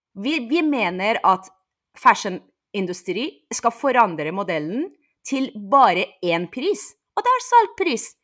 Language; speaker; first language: Norwegian; non-native, fluent; Persian